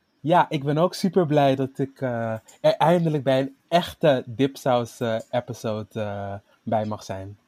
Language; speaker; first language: Dutch; native; Dutch